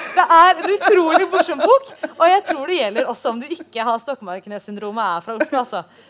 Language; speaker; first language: Norwegian; native; Norwegian